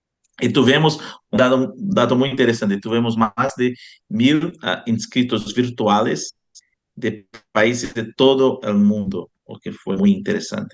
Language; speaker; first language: Spanish; non-native, fluent; Portuguese